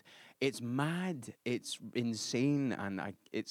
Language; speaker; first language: English; native; English